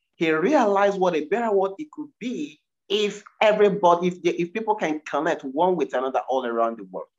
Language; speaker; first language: English; non-native, local second language; Igbo